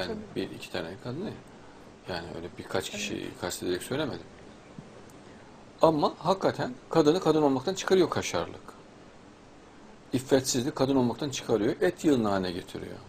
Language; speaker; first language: Turkish; native; Turkish